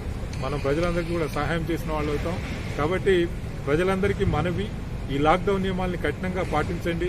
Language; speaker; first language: Telugu; native; Telugu